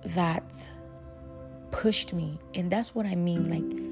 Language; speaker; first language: English; non-native, local second language; Yoruba